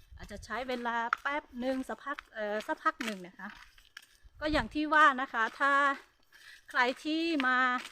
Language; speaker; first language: Thai; non-native, local second language; Hmong